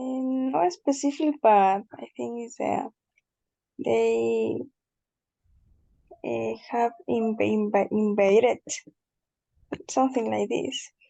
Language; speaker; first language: English; non-native, learner; Spanish